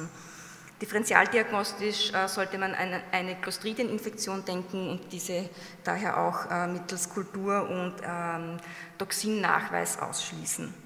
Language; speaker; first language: German; native; German